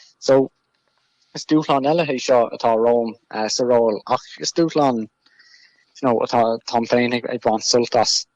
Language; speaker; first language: Irish; non-native, local second language; English